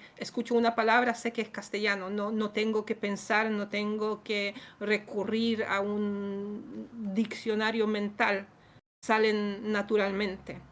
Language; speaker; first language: Spanish; non-native, fluent; Polish